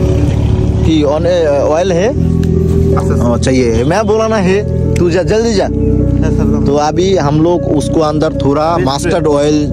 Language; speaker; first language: Hindi; non-native, learner; Bangla